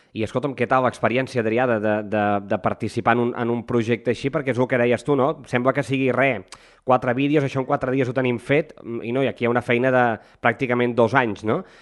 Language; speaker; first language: Catalan; native; Catalan